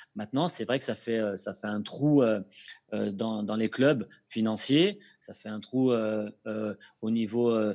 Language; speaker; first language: French; native; French